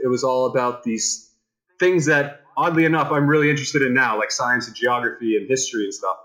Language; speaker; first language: English; native; English